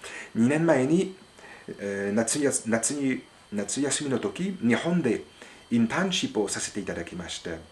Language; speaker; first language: Japanese; non-native, fluent; French